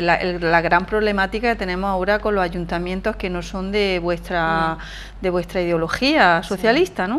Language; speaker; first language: Spanish; native; Spanish